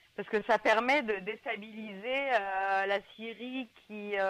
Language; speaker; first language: French; native; French